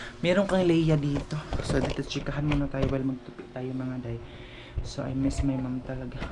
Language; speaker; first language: Filipino; non-native, local second language; Cebuano